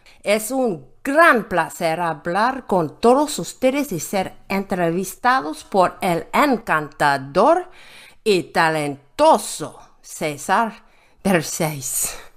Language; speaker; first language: Spanish; non-native, learner; English